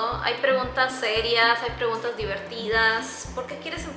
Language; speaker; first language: Spanish; native; Spanish